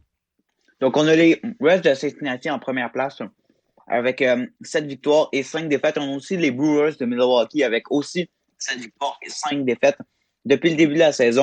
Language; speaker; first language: French; native; French